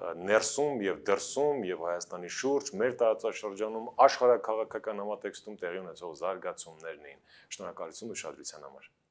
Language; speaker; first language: Armenian; native; Armenian